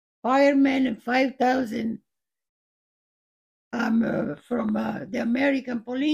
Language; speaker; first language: English; non-native, fluent; Italian